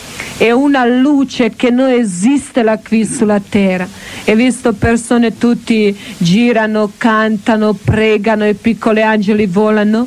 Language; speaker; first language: Italian; non-native, learner; Croatian